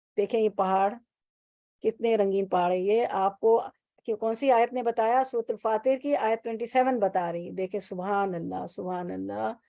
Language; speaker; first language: Urdu; native; Urdu